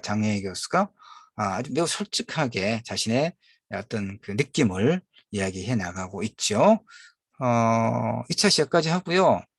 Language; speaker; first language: Korean; native; Korean